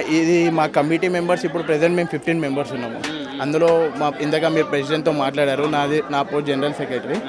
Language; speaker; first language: Telugu; non-native, local second language; Nepali